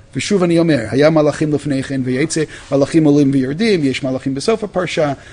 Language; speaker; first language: Hebrew; non-native, fluent; English